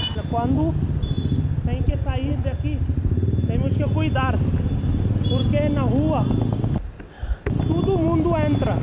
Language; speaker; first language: Portuguese; non-native, learner; Hindi